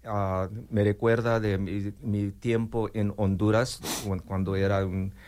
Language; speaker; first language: Spanish; non-native, learner; English